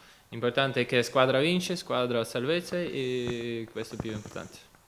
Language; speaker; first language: Italian; non-native, learner; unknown